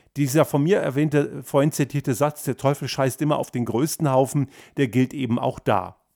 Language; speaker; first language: German; early bilingual, other home language; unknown